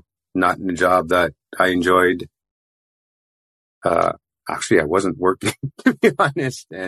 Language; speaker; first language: English; non-native, local second language; Filipino